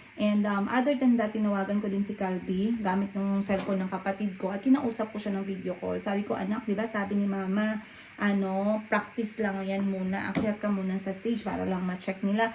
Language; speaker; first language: Filipino; non-native, local second language; Cebuano